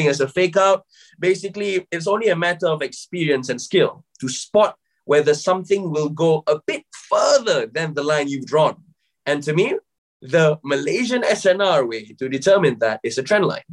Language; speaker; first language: English; non-native, local second language; Malay